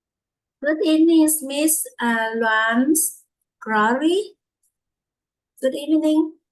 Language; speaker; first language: English; non-native, fluent; Vietnamese